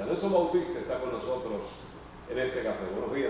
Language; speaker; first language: Spanish; native; Spanish